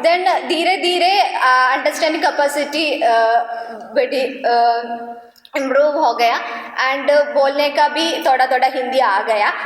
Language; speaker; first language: Hindi; non-native, local second language; Malayalam